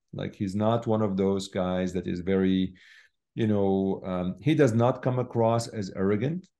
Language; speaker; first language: English; non-native, fluent; Arabic